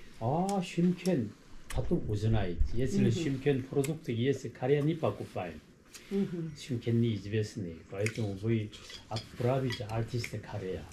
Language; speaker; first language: Russian; non-native, learner; Korean